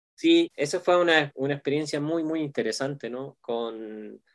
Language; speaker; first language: Spanish; native; Spanish